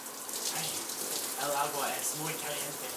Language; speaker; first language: Spanish; non-native, learner; English